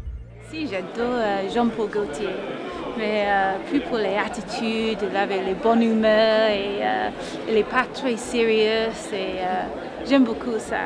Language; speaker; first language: French; non-native, learner; English